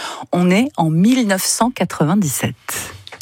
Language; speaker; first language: French; native; French